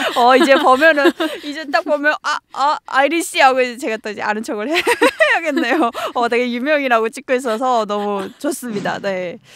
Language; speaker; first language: Korean; native; Korean